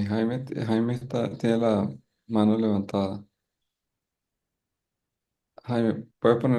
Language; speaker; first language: Spanish; native; Spanish